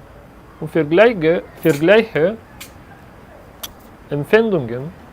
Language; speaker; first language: German; non-native, learner; Russian